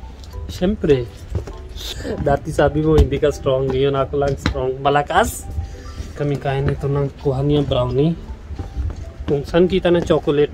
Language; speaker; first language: Filipino; non-native, learner; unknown